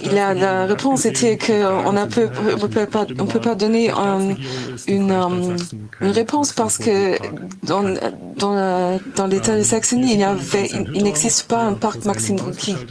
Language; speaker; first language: French; non-native, fluent; German